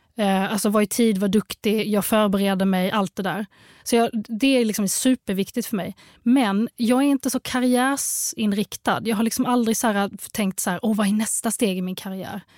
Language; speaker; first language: Swedish; early bilingual, other home language; Arabic